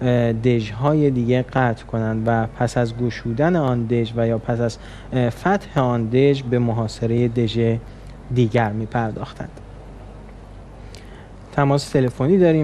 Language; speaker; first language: Persian; native; Persian